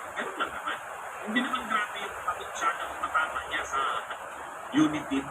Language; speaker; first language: Filipino; non-native, local second language; Bikol